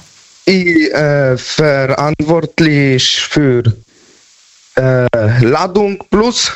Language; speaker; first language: German; non-native, learner; Polish